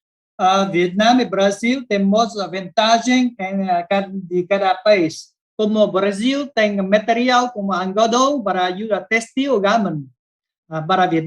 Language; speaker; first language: Spanish; non-native, learner; Vietnamese